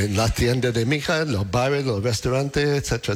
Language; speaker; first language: Spanish; non-native, learner; English